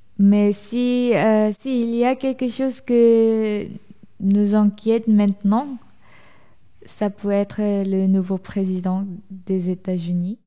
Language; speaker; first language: French; non-native, fluent; Korean